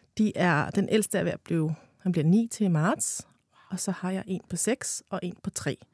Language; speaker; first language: Danish; early bilingual, other home language; Romanian